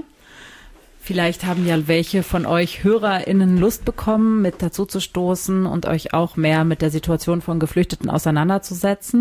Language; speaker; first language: German; native; German